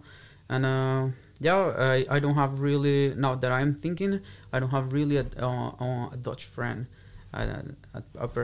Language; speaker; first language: English; non-native, fluent; Portuguese